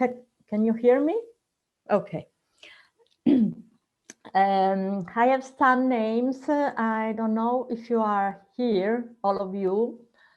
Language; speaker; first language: English; non-native, fluent; Italian